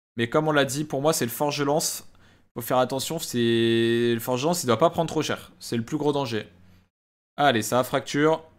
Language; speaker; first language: French; native; French